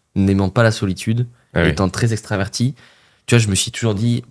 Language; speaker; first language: French; native; French